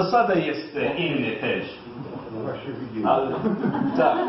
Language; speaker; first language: Polish; non-native, learner; English